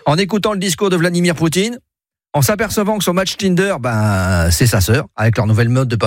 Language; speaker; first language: French; native; French